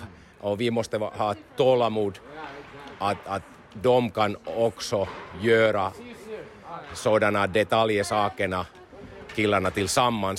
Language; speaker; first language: Swedish; non-native, learner; Finnish